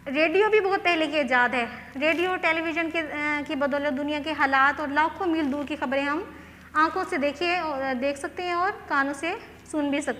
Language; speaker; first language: Hindi; non-native, local second language; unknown